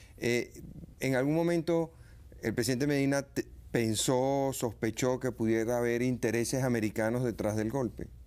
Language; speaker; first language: Spanish; native; Spanish